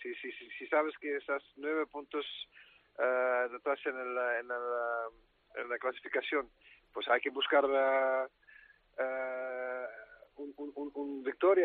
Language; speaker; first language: Spanish; non-native, fluent; Dutch